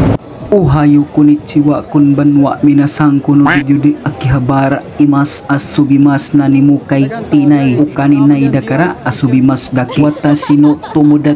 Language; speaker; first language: Japanese; non-native, learner; Filipino